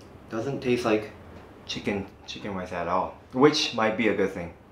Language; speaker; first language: English; non-native, fluent; Japanese